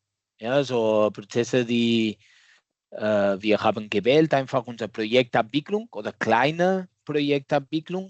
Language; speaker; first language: German; non-native, fluent; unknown